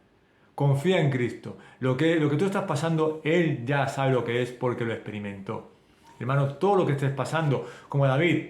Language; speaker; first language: Spanish; native; Spanish